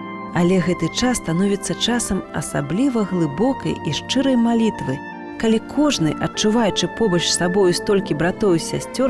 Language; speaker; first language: Belarusian; native; Belarusian